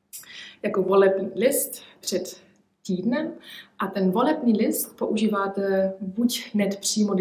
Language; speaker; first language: Czech; early bilingual, heritage; Czech